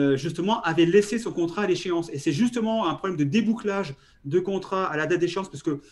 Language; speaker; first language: French; native; French